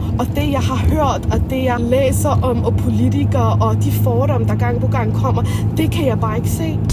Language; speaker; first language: Danish; early bilingual, other home language; Arabic